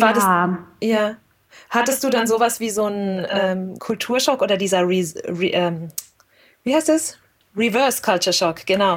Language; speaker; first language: German; native; German